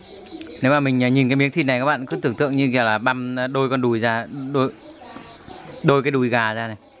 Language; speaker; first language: Vietnamese; native; Vietnamese